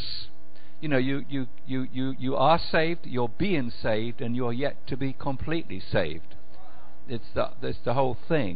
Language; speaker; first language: English; native; English